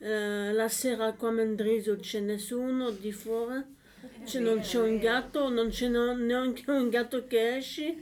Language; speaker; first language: Italian; non-native, learner; French